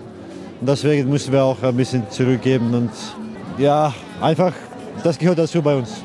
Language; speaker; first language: German; non-native, fluent; Icelandic